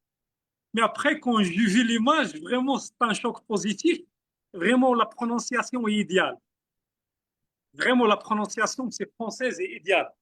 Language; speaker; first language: French; non-native, fluent; Arabic